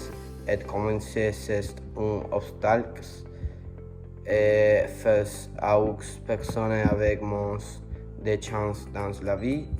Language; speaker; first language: French; non-native, learner; Spanish